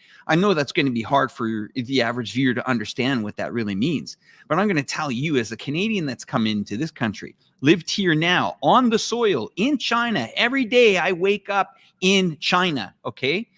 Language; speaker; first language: English; native; English